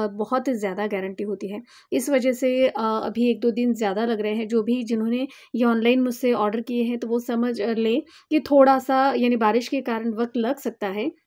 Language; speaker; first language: Hindi; non-native, local second language; Marathi